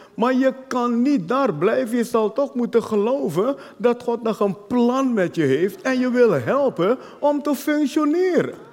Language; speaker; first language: Dutch; non-native, fluent; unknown